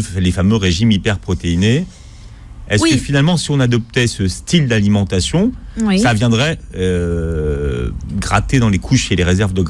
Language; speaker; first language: French; native; French